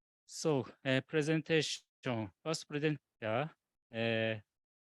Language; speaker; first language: English; non-native, learner; Japanese